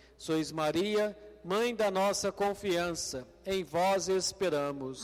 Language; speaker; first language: Portuguese; native; Portuguese